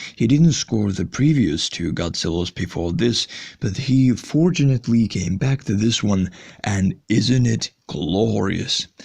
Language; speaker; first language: English; non-native, fluent; Finnish